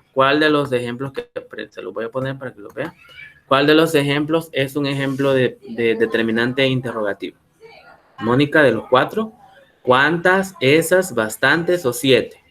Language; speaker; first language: Spanish; native; Spanish